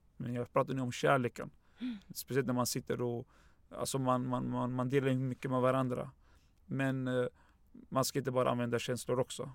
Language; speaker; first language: Swedish; early bilingual, other home language; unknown